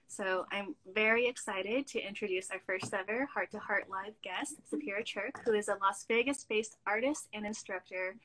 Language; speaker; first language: English; native; English